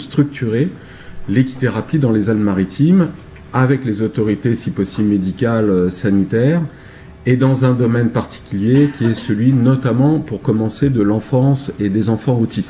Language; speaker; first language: French; native; French